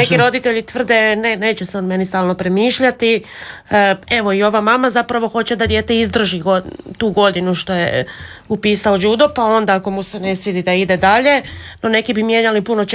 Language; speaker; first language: Serbian; native; Serbian